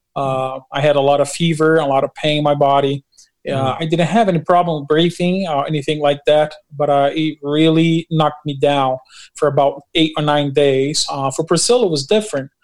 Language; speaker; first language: English; non-native, fluent; Portuguese